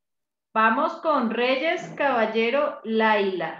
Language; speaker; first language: Spanish; native; Spanish